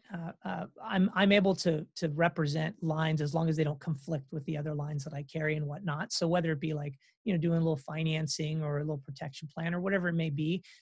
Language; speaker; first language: English; native; English